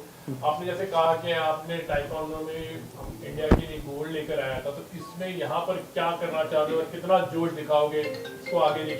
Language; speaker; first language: Hindi; native; Hindi